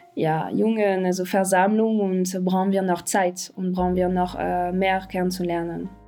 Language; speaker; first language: German; non-native, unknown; French